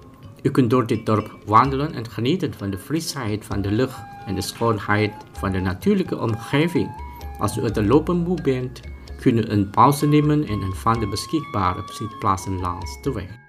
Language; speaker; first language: Dutch; non-native, fluent; Indonesian